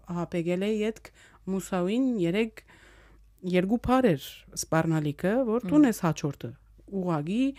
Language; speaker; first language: Armenian; early bilingual, heritage; Armenian